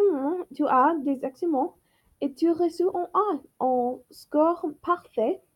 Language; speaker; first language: French; non-native, learner; English